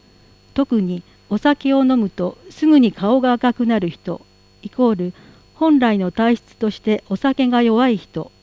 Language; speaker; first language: Japanese; native; Japanese